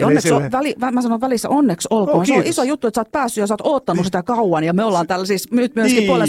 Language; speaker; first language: Finnish; native; Finnish